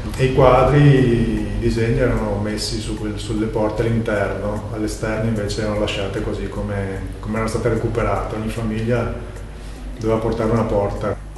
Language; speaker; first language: Italian; native; Italian